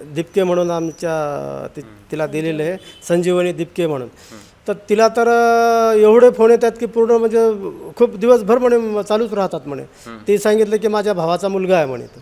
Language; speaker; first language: Marathi; native; Marathi